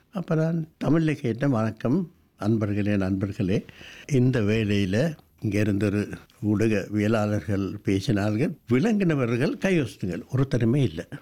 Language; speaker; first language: Tamil; non-native, local second language; Sinhala